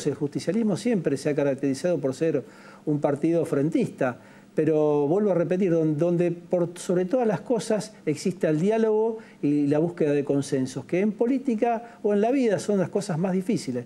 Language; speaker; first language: Spanish; native; Spanish